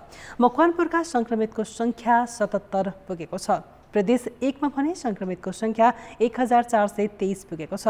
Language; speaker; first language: Nepali; native; Nepali